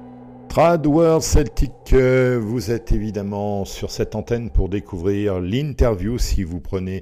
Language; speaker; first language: French; native; French